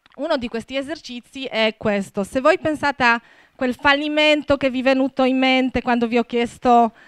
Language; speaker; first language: Italian; non-native, fluent; Polish